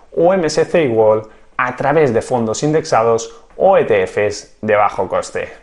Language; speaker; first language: Spanish; native; Spanish